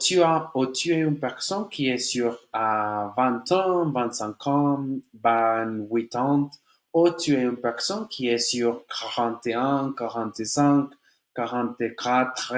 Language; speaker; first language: French; non-native, learner; Spanish